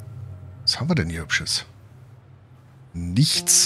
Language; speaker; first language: German; native; German